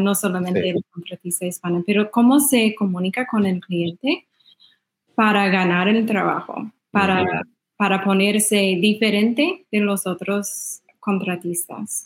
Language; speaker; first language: Spanish; non-native, fluent; English